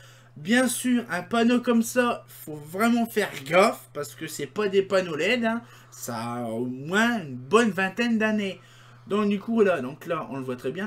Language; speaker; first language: French; native; French